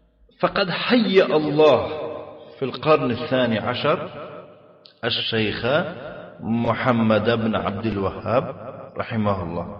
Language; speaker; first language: Arabic; non-native, fluent; Tajik